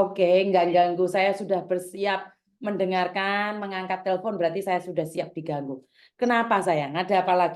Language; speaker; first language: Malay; non-native, local second language; Javanese